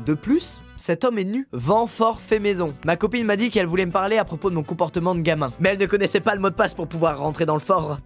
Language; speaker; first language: French; native; French